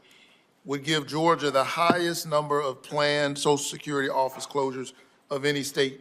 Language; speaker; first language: English; native; English